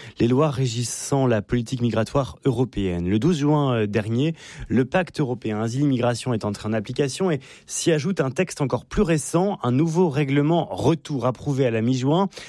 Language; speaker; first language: French; native; French